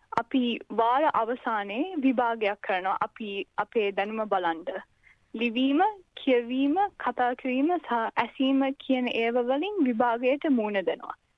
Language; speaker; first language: Sinhala; early bilingual, heritage; Sinhala